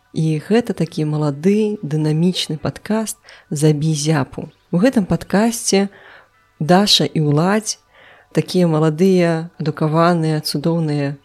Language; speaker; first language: Belarusian; non-native, local second language; Russian